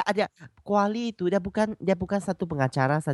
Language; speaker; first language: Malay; non-native, local second language; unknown